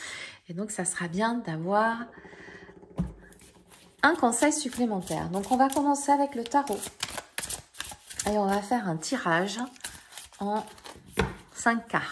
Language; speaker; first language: French; native; French